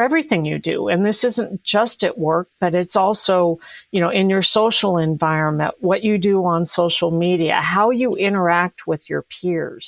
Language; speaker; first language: English; native; English